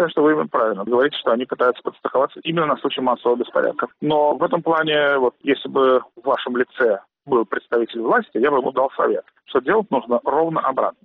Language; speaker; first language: Russian; native; Russian